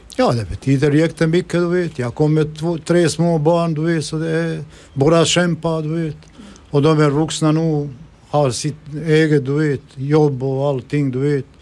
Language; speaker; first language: Swedish; non-native, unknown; Bosnian